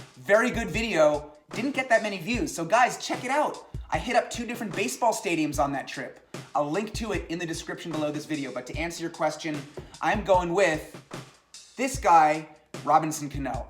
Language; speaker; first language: English; native; English